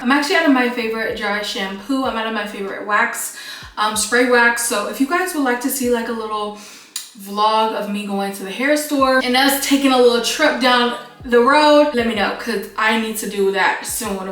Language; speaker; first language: English; native; English